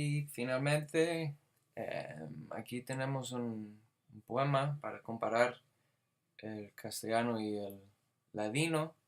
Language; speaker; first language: Spanish; non-native, fluent; English